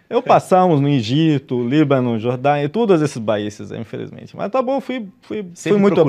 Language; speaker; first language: Portuguese; non-native, fluent; Arabic